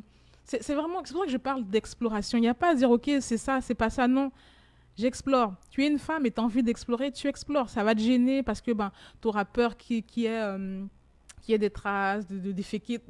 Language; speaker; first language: French; native; French